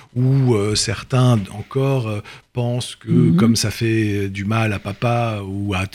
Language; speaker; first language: French; native; French